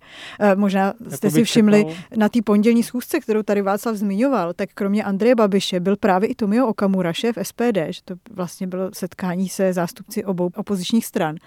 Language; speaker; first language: Czech; native; Czech